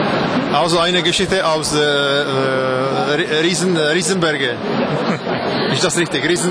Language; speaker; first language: German; non-native, fluent; Czech